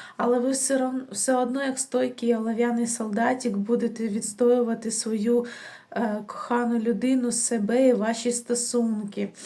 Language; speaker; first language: Ukrainian; non-native, local second language; Russian